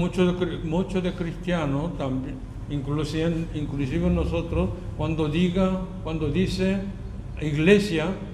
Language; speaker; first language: Spanish; non-native, fluent; Korean